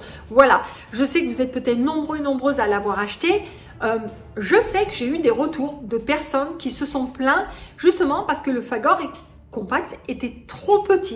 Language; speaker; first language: French; native; French